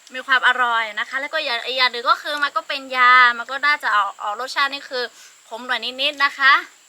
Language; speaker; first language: Thai; non-native, local second language; Lahu